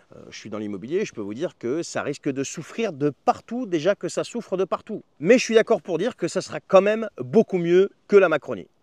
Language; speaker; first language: French; native; French